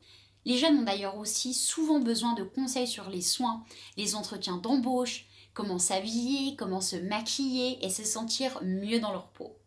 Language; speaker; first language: French; native; French